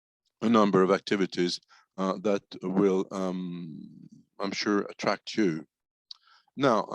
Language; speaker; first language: English; non-native, fluent; French